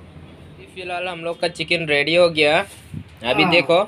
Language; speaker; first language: Hindi; non-native, local second language; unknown